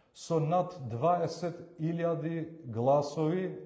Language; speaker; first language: Macedonian; non-native, local second language; Albanian